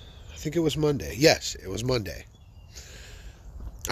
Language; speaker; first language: English; native; English